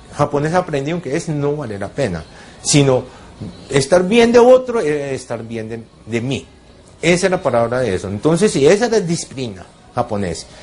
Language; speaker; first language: Spanish; non-native, fluent; Japanese